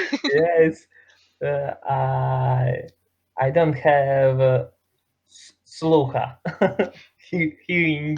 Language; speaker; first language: English; non-native, learner; Serbian